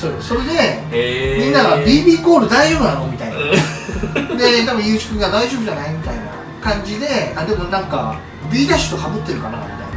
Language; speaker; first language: Japanese; native; Japanese